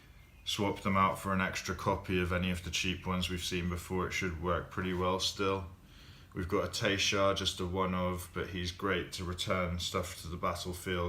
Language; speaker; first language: English; native; English